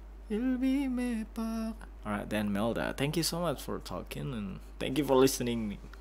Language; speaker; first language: English; non-native, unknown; Indonesian